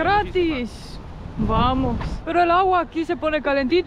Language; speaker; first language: Spanish; native; Spanish